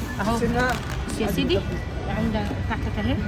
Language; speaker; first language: Arabic; native; Arabic